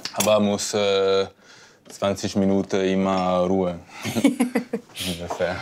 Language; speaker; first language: German; non-native, learner; Italian